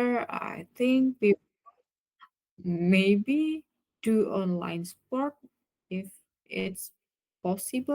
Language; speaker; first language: English; non-native, learner; Indonesian